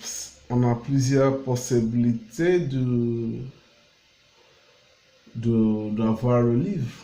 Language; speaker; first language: French; non-native, learner; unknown